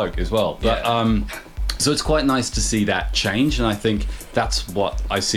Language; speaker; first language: English; native; English